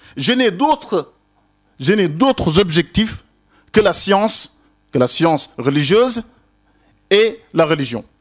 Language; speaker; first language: French; non-native, local second language; Wolof